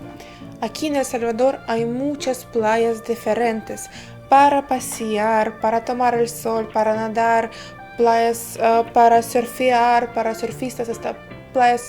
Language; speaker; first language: Spanish; non-native, fluent; Ukrainian